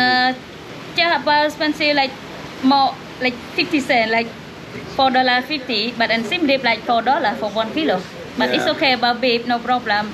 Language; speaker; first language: English; non-native, learner; Khmer